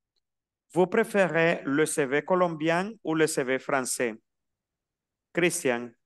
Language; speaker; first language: French; non-native, fluent; Spanish